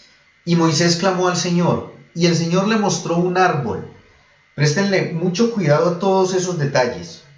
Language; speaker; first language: Spanish; native; Spanish